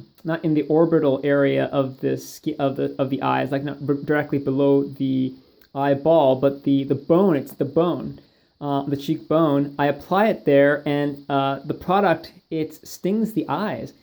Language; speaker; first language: English; native; English